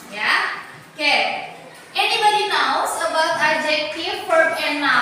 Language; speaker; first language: English; non-native, local second language; Indonesian